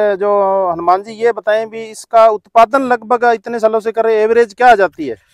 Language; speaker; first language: Hindi; native; Hindi